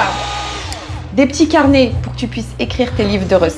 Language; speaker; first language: French; native; French